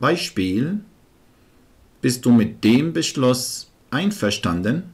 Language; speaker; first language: German; non-native, fluent; Arabic